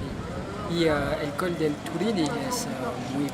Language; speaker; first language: Spanish; non-native, learner; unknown